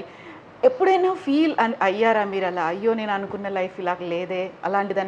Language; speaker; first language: Telugu; native; Telugu